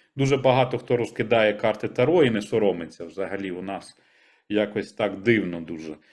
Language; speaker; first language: Ukrainian; native; Ukrainian